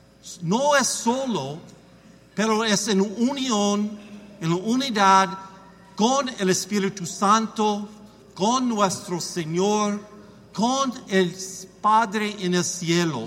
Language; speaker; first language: Spanish; non-native, learner; English